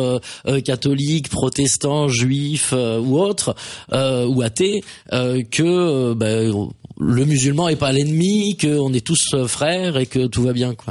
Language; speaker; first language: French; native; French